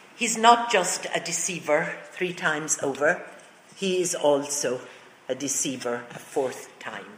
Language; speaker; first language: English; native; English